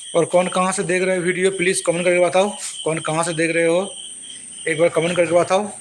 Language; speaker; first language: Hindi; non-native, local second language; Bangla